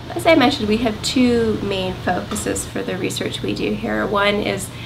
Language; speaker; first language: English; native; English